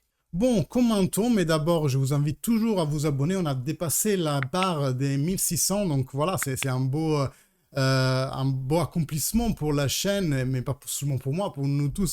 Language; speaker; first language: French; early bilingual, heritage; Italian